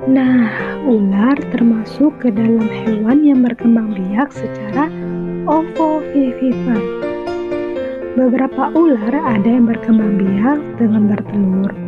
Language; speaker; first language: Indonesian; native; Indonesian